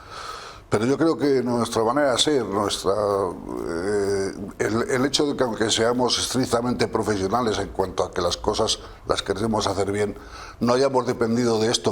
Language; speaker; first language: Spanish; native; Spanish